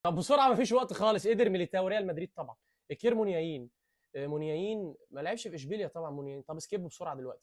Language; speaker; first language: Arabic; native; Arabic